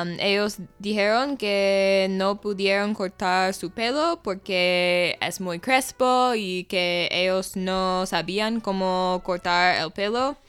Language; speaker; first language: Spanish; non-native, fluent; English